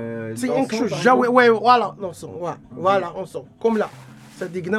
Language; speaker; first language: French; non-native, learner; Arabic